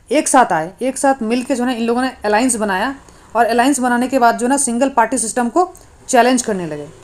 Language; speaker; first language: Hindi; non-native, local second language; Nepali